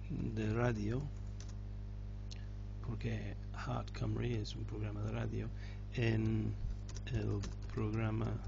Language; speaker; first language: Spanish; non-native, fluent; English